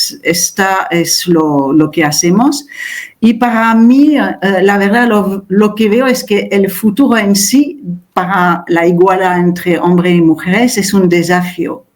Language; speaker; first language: Spanish; non-native, fluent; French